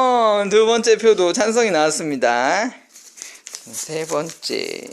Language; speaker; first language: Korean; native; Korean